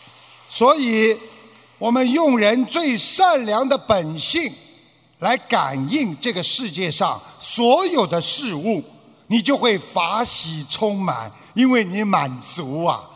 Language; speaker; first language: Chinese; native; Chinese